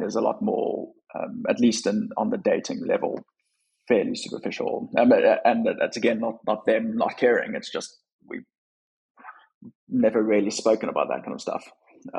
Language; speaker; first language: English; native; English